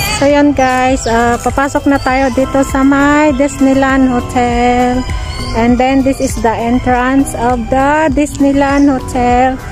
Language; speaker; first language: English; non-native, local second language; Filipino